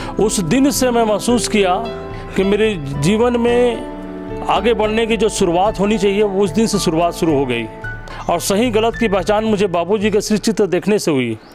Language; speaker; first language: Hindi; native; Hindi